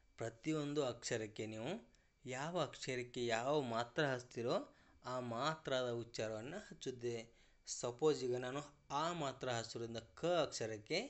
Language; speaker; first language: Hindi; non-native, local second language; Kannada